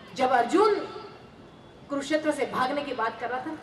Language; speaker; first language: Hindi; non-native, local second language; Marathi